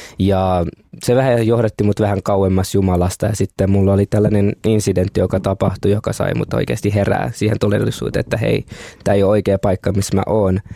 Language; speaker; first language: Finnish; early bilingual, other home language; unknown